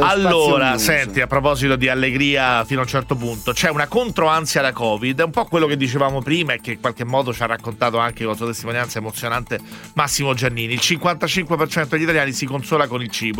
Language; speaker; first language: Italian; native; Italian